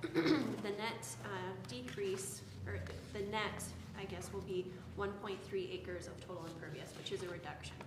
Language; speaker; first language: English; native; English